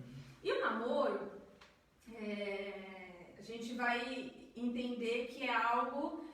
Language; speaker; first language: Portuguese; native; Portuguese